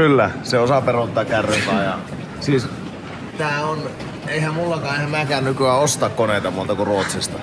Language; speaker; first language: Finnish; native; Finnish